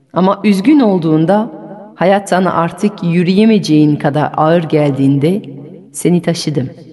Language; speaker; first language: Turkish; non-native, fluent; French